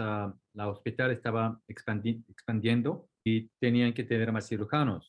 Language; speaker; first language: Spanish; non-native, fluent; Korean